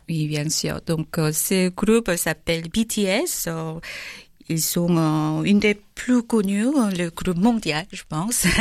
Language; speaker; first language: French; non-native, fluent; Korean